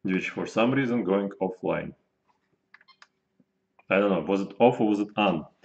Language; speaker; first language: English; non-native, fluent; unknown